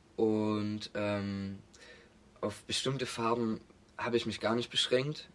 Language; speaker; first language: German; native; German